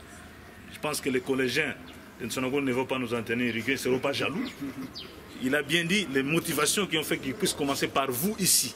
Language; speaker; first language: French; non-native, local second language; Kongo